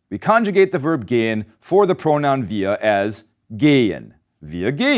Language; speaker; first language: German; non-native, fluent; English